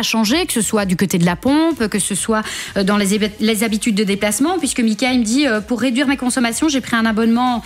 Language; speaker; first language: French; native; French